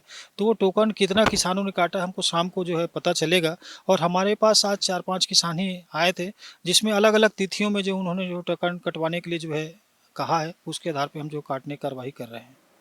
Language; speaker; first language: Hindi; non-native, local second language; Chhattisgarhi